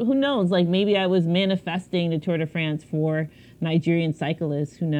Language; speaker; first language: English; native; English